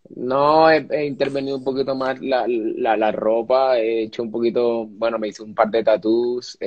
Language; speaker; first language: Spanish; native; Spanish